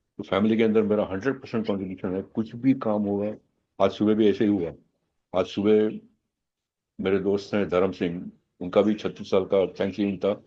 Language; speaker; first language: Hindi; non-native, local second language; Gujarati